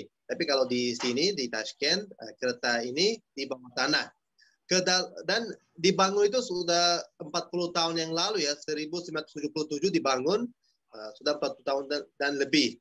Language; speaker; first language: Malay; non-native, fluent; Uzbek